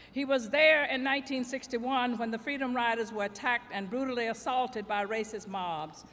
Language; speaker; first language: English; native; English